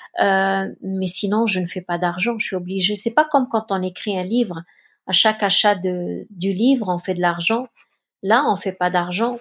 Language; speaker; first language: French; non-native, local second language; Kabyle